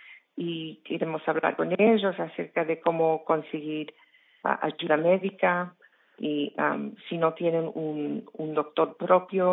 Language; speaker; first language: Spanish; early bilingual, heritage; English